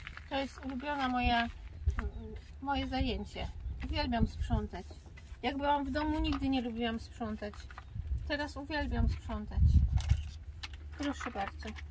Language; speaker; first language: Polish; native; Polish